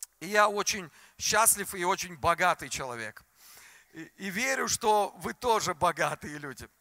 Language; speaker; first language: Russian; native; Russian